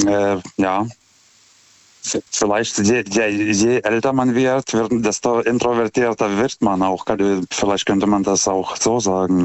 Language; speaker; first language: German; non-native, fluent; Lithuanian